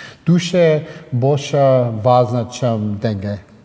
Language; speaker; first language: Russian; non-native, learner; English